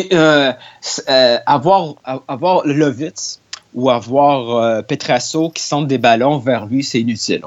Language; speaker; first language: French; native; French